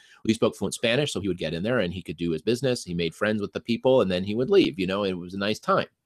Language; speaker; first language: English; native; English